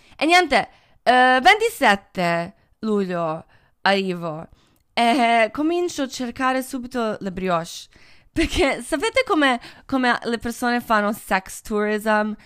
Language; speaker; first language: Italian; non-native, fluent; English